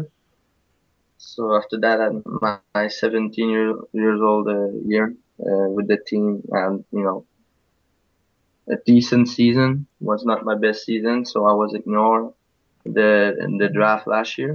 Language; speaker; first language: English; non-native, fluent; French